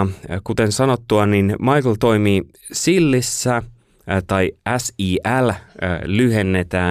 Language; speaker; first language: Finnish; native; Finnish